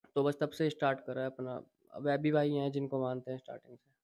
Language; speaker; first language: Hindi; native; Hindi